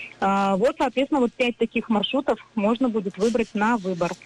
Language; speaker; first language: Russian; native; Russian